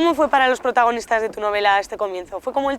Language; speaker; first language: Spanish; native; Spanish